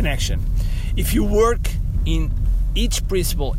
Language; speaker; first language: English; non-native, fluent; Portuguese